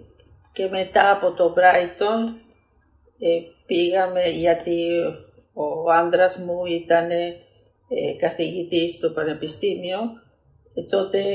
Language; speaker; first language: Greek; early bilingual, heritage; Greek